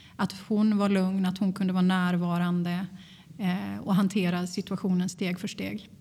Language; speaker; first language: Swedish; native; Swedish